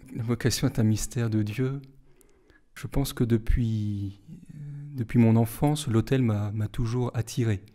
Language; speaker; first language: French; native; French